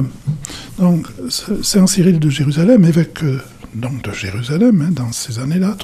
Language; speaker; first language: French; native; French